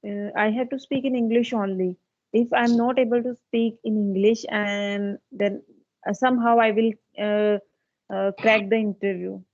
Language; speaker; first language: English; non-native, fluent; Hindi